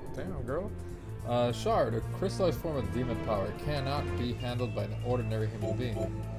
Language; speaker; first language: English; native; English